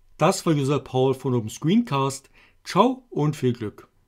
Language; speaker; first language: German; native; German